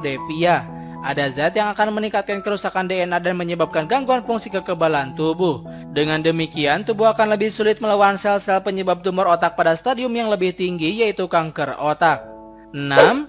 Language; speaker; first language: Indonesian; native; Indonesian